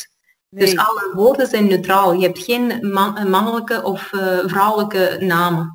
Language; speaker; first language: Dutch; non-native, fluent; Armenian